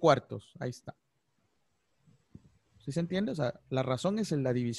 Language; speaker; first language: Spanish; native; Spanish